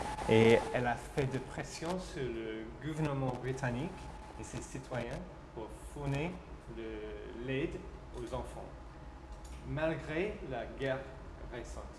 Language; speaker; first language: French; non-native, fluent; English